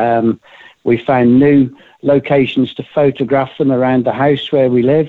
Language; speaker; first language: English; native; English